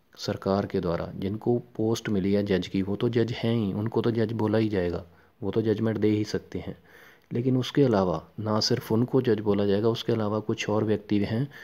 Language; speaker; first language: Hindi; non-native, local second language; Punjabi